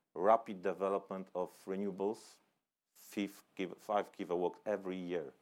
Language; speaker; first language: English; non-native, fluent; Polish